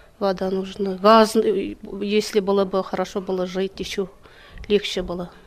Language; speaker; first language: Russian; non-native, local second language; Bashkir